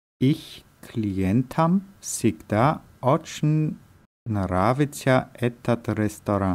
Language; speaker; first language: Russian; non-native, learner; German